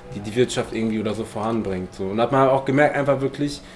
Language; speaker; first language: German; non-native, fluent; Indonesian